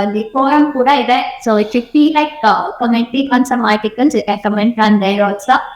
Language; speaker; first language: English; non-native, local second language; Kannada